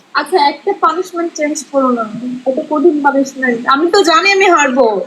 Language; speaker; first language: Bangla; native; Bangla